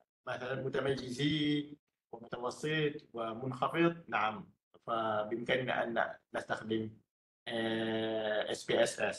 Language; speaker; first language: Arabic; non-native, fluent; Malay